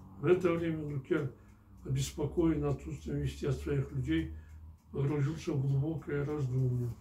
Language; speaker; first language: Russian; non-native, local second language; Kyrgyz